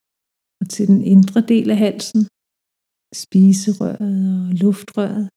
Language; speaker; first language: Danish; native; Danish